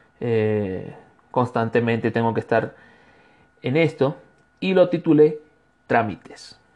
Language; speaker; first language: Spanish; native; Spanish